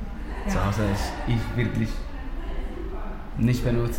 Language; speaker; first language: German; non-native, learner; Spanish